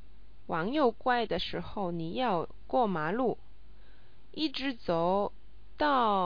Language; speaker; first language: Chinese; non-native, learner; English